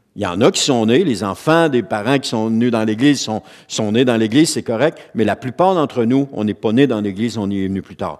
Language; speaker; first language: French; native; French